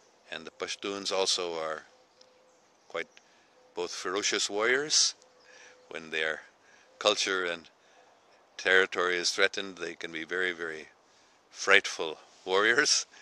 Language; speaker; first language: English; native; English